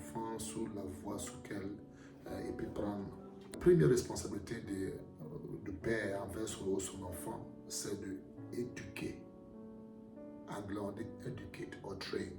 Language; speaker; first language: French; non-native, fluent; Akan